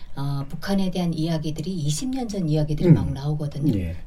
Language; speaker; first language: Korean; native; Korean